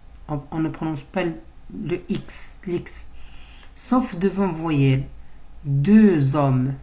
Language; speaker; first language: French; non-native, local second language; Arabic